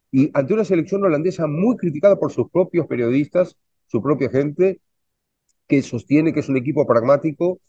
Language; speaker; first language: Spanish; native; Spanish